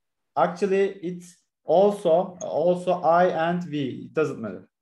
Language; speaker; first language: English; non-native, learner; Turkish